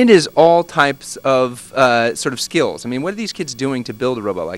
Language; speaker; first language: English; native; English